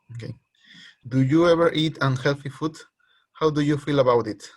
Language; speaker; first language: English; non-native, learner; Spanish